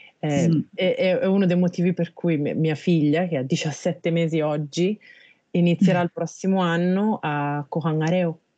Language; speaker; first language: Italian; native; Italian